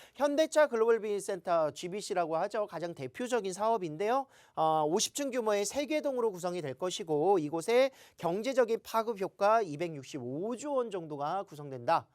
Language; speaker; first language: Korean; native; Korean